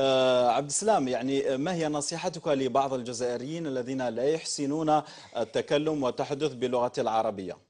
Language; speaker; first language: Arabic; native; Arabic